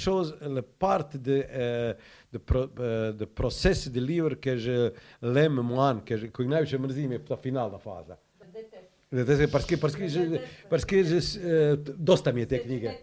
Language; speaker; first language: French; non-native, learner; Croatian